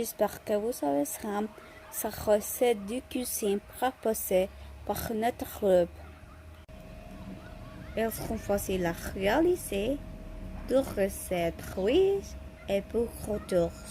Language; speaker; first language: French; non-native, learner; Spanish